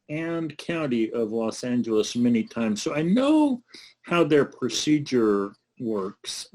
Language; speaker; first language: English; native; English